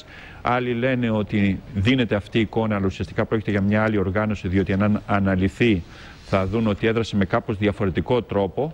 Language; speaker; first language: Greek; native; Greek